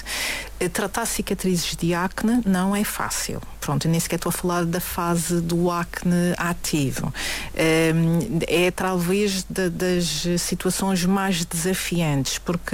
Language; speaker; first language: Portuguese; native; Portuguese